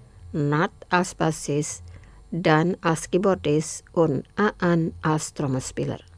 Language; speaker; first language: German; non-native, fluent; Indonesian